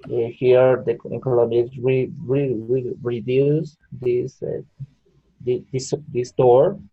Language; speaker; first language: English; non-native, learner; Spanish